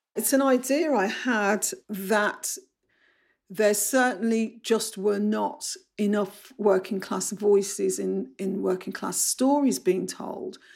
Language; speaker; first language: English; native; English